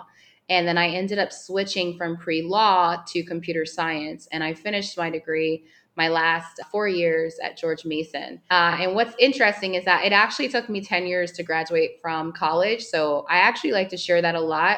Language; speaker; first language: English; native; English